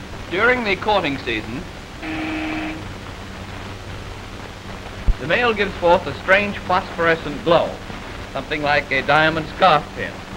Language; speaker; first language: English; native; English